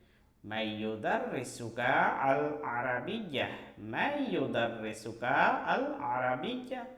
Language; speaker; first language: Arabic; non-native, fluent; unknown